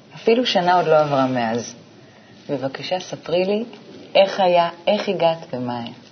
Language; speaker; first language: Hebrew; native; Hebrew